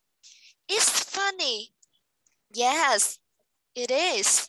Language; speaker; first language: English; non-native, fluent; Vietnamese